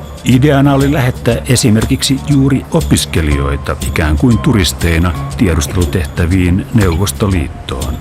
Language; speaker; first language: Finnish; native; Finnish